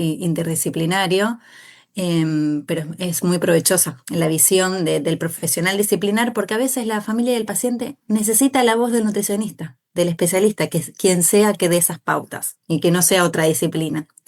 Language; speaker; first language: Spanish; native; Spanish